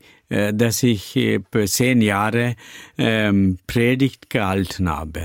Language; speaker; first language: German; non-native, learner; Tamil